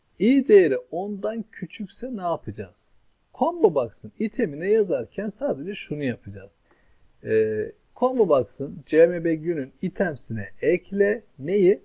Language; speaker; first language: Turkish; native; Turkish